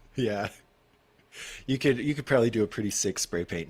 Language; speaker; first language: English; native; English